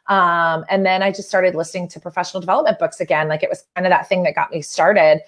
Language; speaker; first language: English; native; English